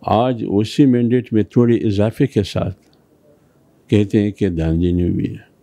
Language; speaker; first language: Urdu; non-native, local second language; Pashto